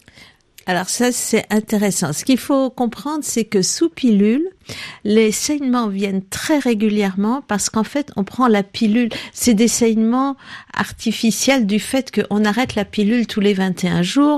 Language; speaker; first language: French; native; French